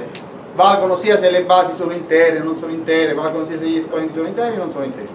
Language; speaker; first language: Italian; native; Italian